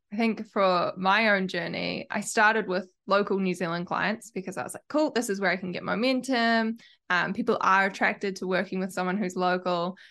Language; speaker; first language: English; native; English